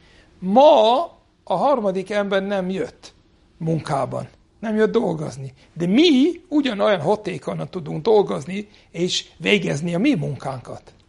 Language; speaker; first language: Hungarian; non-native, fluent; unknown